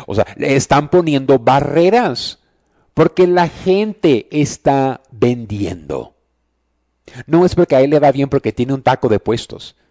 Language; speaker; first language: Spanish; early bilingual, heritage; Spanish